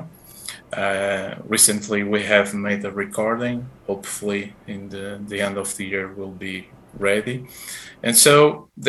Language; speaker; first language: English; non-native, fluent; Portuguese